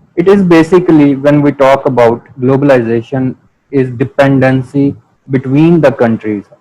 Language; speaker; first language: English; non-native, local second language; Urdu